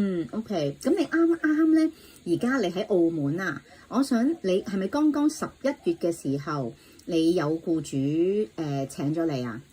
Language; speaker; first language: Cantonese; native; Cantonese